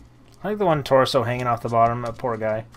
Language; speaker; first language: English; native; English